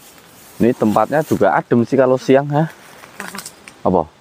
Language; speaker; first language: Indonesian; native; Indonesian